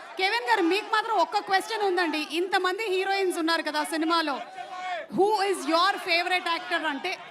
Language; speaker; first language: Telugu; native; Telugu